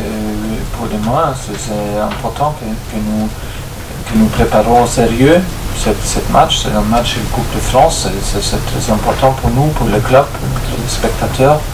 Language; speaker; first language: French; non-native, fluent; German